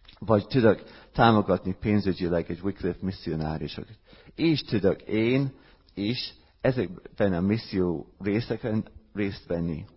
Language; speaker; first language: Hungarian; non-native, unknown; English